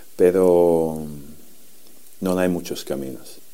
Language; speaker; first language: Spanish; non-native, fluent; Serbian